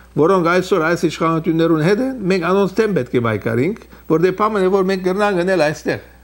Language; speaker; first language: Armenian; early bilingual, heritage; Armenian